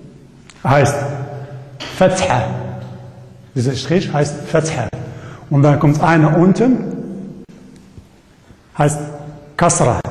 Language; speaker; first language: German; non-native, learner; Arabic